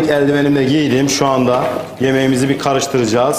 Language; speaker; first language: Turkish; native; Turkish